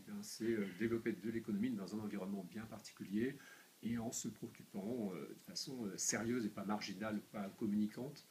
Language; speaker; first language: French; native; French